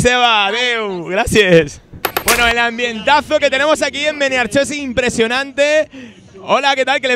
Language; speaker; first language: Spanish; native; Spanish